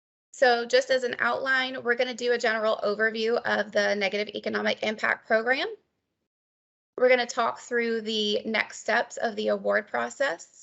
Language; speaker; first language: English; native; English